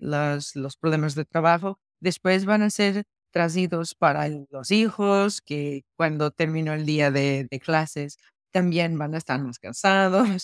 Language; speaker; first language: Spanish; non-native, fluent; Portuguese